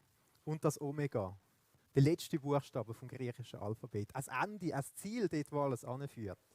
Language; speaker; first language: German; native; German